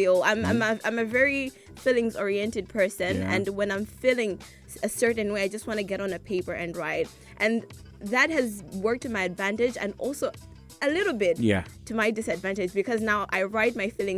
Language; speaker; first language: English; non-native, local second language; Nyanja